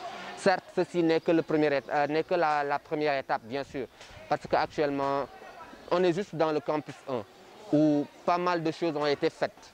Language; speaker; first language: French; non-native, local second language; Wolof